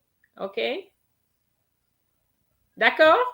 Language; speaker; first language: French; non-native, fluent; English